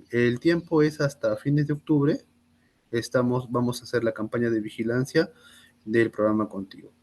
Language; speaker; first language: Spanish; native; Spanish